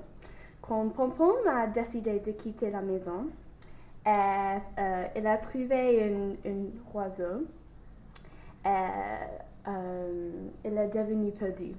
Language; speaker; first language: French; non-native, learner; English